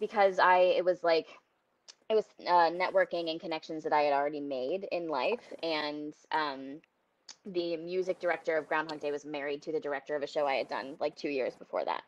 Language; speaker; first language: English; native; English